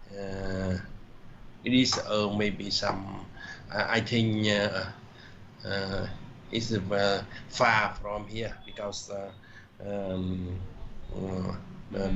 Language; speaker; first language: English; non-native, learner; Vietnamese